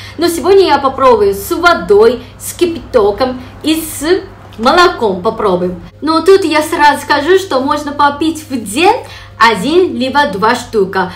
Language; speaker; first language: Russian; non-native, fluent; Japanese